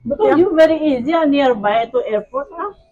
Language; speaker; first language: English; non-native, learner; Indonesian